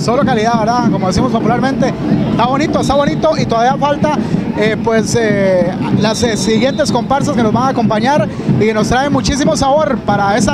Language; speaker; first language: Spanish; native; Spanish